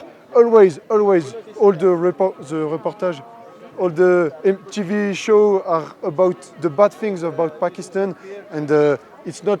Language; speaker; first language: English; non-native, fluent; French